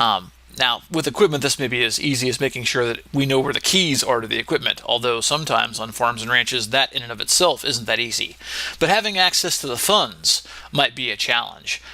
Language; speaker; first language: English; native; English